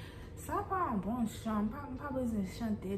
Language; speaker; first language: Haitian Creole; early bilingual, heritage; English